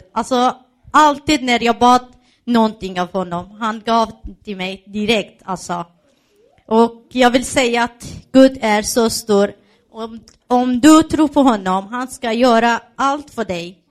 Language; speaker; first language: Swedish; non-native, learner; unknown